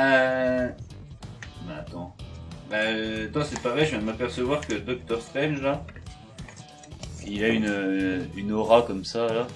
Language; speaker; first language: French; native; French